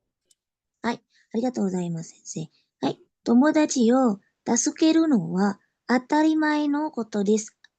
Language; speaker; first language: Japanese; non-native, learner; Indonesian